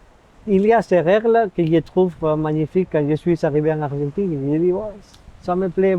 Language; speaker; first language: French; non-native, fluent; Spanish